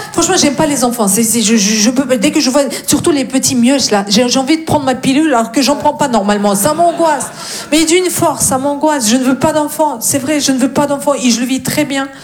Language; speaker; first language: French; non-native, fluent; Russian